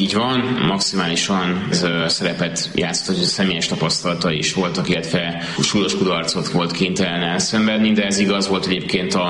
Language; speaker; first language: Hungarian; native; Hungarian